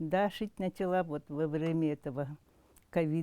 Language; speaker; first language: Russian; non-native, local second language; Yakut